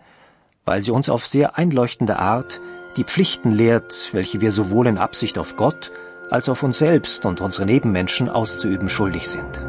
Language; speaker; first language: German; native; German